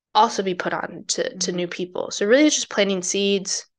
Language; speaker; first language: English; native; English